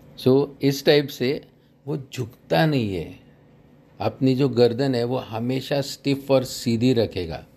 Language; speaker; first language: Hindi; non-native, local second language; Marathi